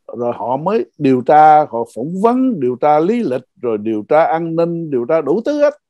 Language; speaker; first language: Vietnamese; native; Vietnamese